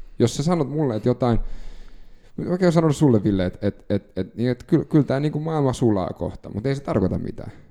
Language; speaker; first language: Finnish; non-native, local second language; Swedish